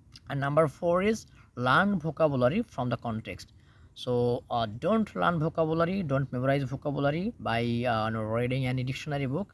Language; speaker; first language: English; non-native, local second language; Bangla